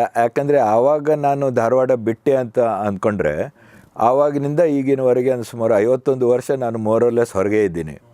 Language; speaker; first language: Kannada; native; Kannada